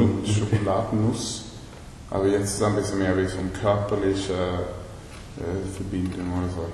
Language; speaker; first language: German; non-native, learner; Swedish